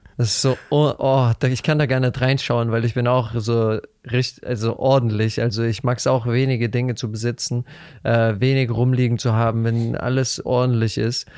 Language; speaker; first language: German; native; German